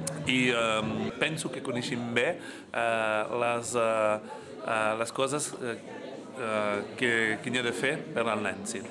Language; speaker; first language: Catalan; non-native, local second language; French